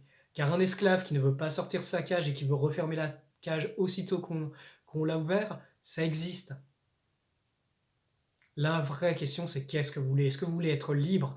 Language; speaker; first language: French; native; French